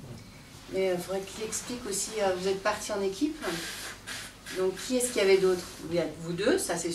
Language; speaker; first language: French; native; French